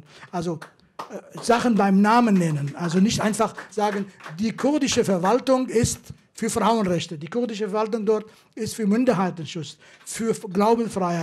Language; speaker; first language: German; non-native, fluent; Kurdish